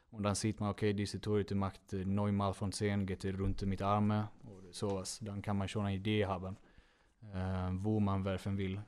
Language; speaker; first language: German; non-native, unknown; Swedish